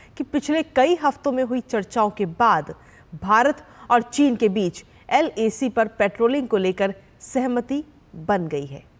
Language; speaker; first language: Hindi; native; Hindi